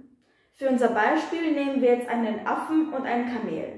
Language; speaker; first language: German; non-native, fluent; Polish